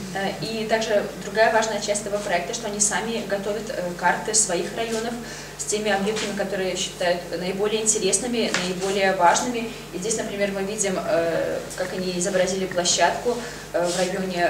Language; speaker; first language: Polish; non-native, fluent; Russian